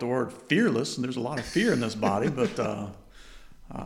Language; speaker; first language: English; native; English